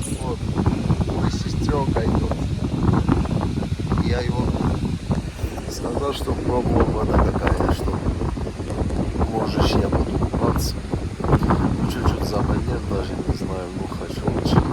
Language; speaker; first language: Russian; non-native, learner; Georgian